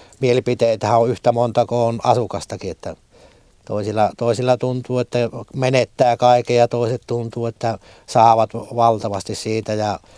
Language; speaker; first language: Finnish; native; Finnish